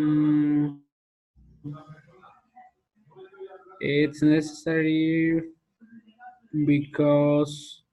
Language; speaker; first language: English; non-native, learner; Spanish